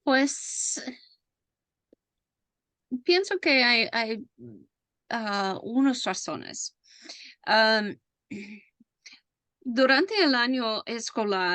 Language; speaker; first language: Spanish; non-native, fluent; English